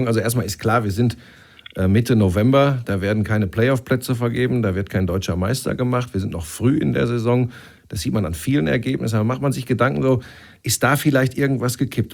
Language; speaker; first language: German; native; German